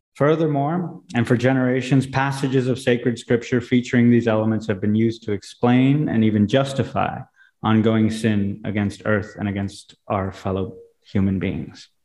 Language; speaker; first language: English; native; English